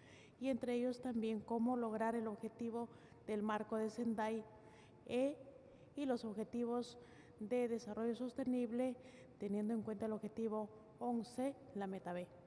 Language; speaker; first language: Spanish; native; Spanish